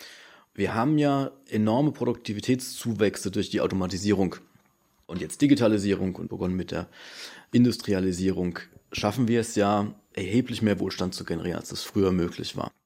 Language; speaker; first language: German; native; German